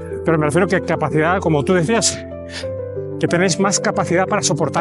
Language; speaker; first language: Spanish; native; Spanish